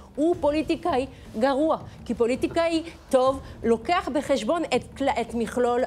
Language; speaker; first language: Hebrew; non-native, fluent; French